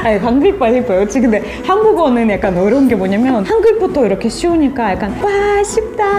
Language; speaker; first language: Korean; non-native, fluent; Russian